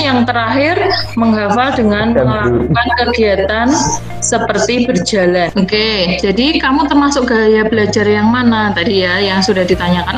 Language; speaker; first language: Indonesian; native; Indonesian